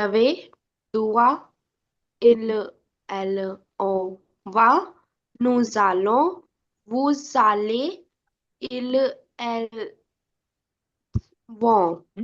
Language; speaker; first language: French; non-native, learner; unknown